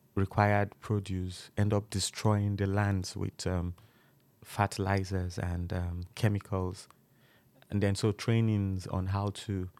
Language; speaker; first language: English; non-native, local second language; Yoruba